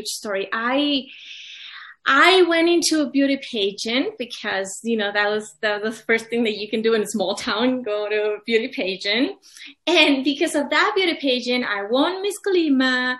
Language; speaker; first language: English; non-native, fluent; Spanish